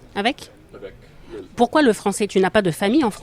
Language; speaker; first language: French; native; French